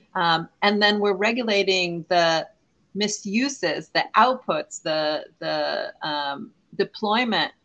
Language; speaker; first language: English; non-native, fluent; Hebrew